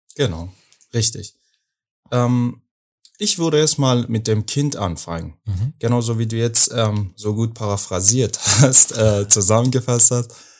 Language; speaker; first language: German; non-native, fluent; Persian